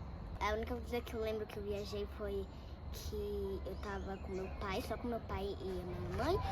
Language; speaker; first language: Portuguese; early bilingual, other home language; Spanish